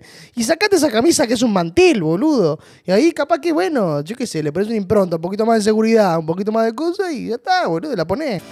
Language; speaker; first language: Spanish; native; Spanish